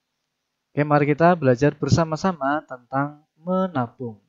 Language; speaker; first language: Indonesian; native; Indonesian